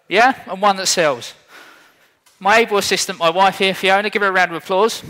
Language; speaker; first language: English; native; English